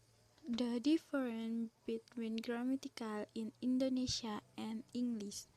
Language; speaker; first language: English; non-native, learner; Indonesian